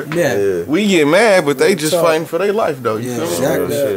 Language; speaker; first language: English; native; English